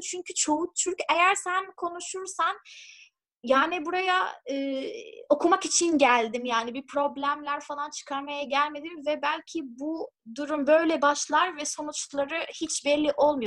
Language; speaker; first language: Turkish; non-native, fluent; Arabic